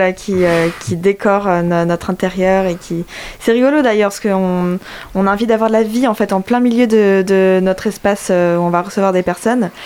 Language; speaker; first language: French; native; French